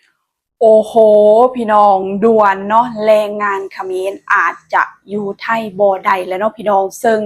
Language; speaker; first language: Thai; non-native, local second language; Northeastern Thai